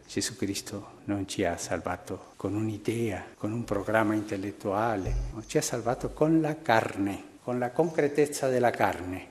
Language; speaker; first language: Italian; non-native, fluent; Spanish